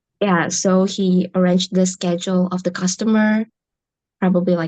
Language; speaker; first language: English; non-native, learner; Indonesian